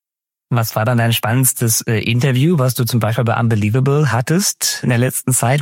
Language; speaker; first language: German; native; German